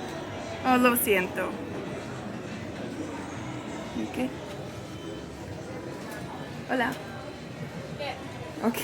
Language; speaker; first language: Spanish; non-native, learner; English